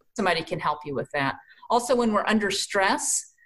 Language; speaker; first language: English; native; English